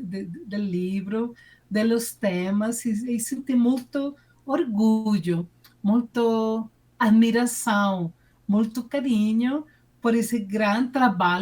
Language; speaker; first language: Portuguese; non-native, fluent; Spanish